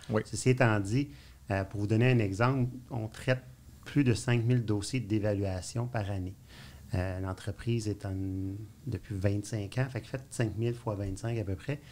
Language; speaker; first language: French; native; French